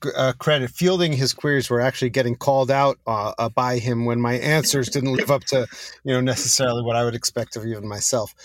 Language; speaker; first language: English; native; English